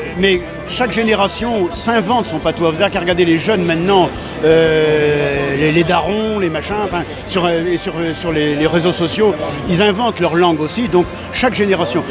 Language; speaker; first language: French; native; French